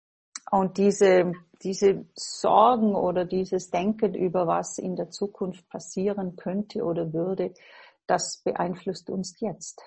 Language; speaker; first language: German; non-native, fluent; English